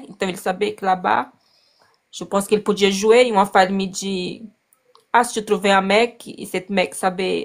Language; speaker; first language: French; non-native, learner; Portuguese